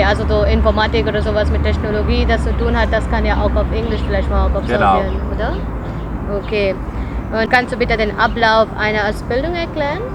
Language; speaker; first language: German; non-native, fluent; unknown